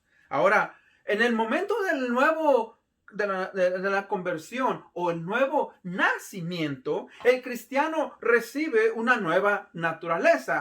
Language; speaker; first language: Spanish; native; Spanish